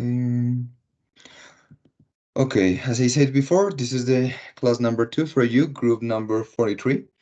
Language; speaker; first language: English; non-native, fluent; Spanish